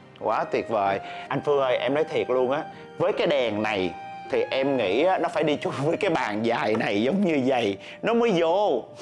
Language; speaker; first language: Vietnamese; native; Vietnamese